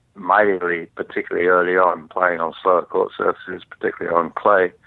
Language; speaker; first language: English; native; English